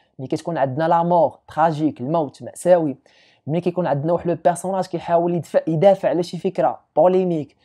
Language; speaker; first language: French; non-native, local second language; Arabic